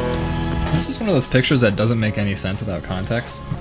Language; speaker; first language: English; native; English